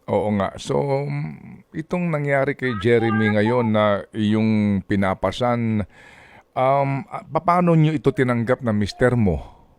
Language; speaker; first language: Filipino; native; Filipino